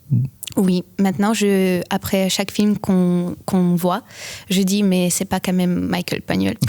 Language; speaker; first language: French; non-native, fluent; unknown